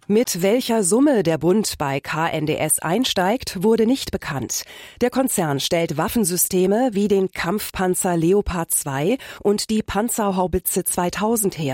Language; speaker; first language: German; native; German